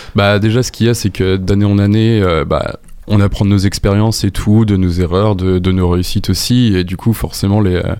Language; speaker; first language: French; native; French